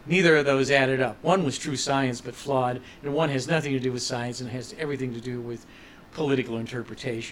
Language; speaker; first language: English; native; English